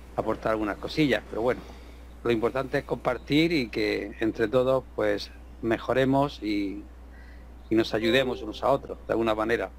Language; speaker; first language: Spanish; native; Spanish